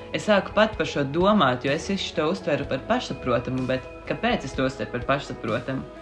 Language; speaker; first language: Latvian; native; Latvian